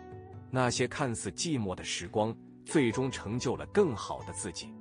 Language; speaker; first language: Chinese; native; Chinese